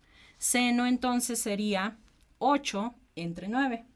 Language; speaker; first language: Spanish; native; Spanish